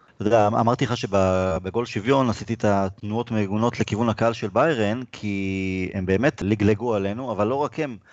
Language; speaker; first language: Hebrew; native; Hebrew